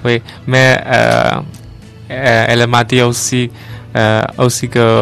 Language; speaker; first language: French; non-native, learner; Chinese